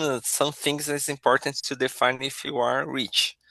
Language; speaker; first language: English; non-native, learner; Portuguese